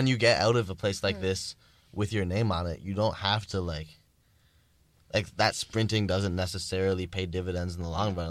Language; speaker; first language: English; native; English